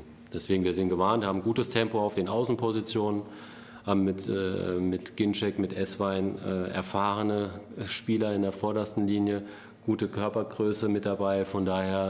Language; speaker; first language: German; native; German